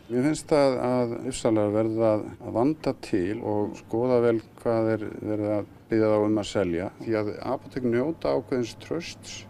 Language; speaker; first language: Icelandic; native; Icelandic